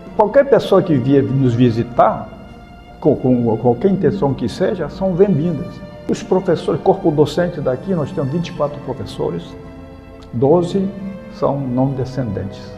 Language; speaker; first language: Portuguese; early bilingual, other home language; Japanese